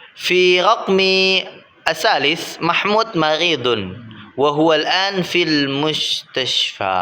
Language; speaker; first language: Arabic; non-native, fluent; Indonesian